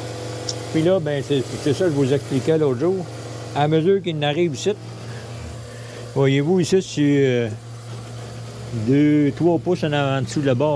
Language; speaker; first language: French; native; French